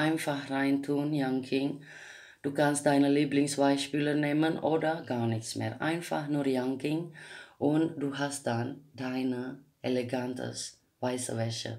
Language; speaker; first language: German; non-native, learner; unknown